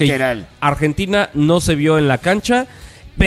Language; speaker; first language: Spanish; native; Spanish